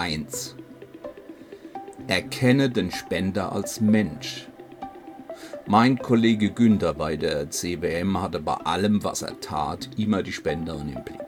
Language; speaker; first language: German; native; German